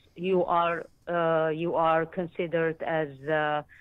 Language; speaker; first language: English; non-native, fluent; Arabic